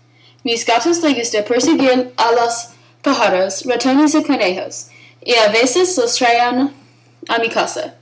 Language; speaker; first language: Spanish; non-native, learner; English